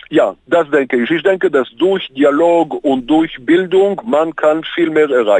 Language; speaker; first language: German; non-native, fluent; Hebrew